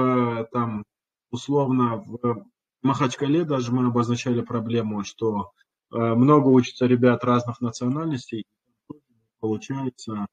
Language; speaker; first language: Russian; non-native, local second language; Kumyk